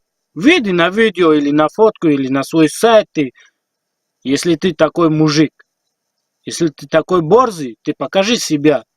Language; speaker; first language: Russian; non-native, learner; Tajik